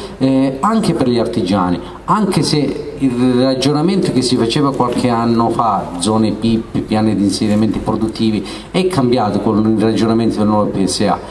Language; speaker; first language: Italian; native; Italian